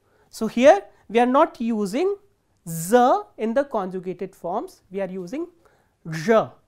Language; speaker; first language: English; non-native, local second language; Hindi